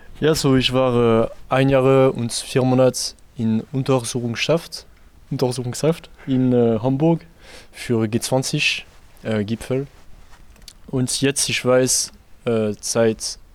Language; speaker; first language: German; non-native, learner; French